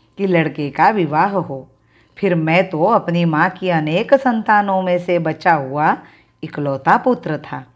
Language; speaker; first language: Hindi; non-native, local second language; Marathi